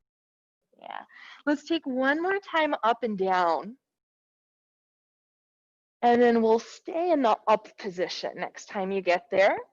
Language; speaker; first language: English; native; English